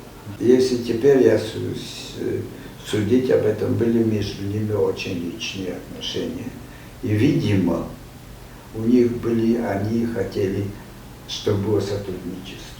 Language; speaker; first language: Russian; non-native, fluent; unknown